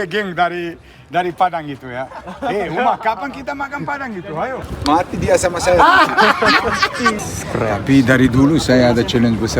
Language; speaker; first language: Indonesian; non-native, fluent; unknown